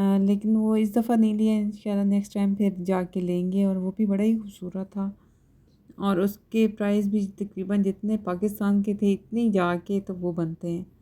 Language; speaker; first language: Urdu; native; Urdu